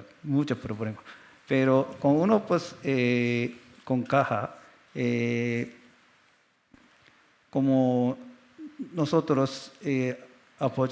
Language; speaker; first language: Spanish; non-native, learner; Japanese